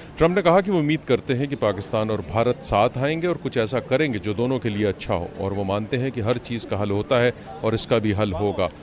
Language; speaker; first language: Urdu; native; Urdu